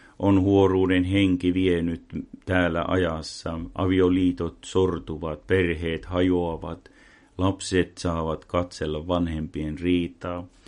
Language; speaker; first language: Finnish; non-native, local second language; Swedish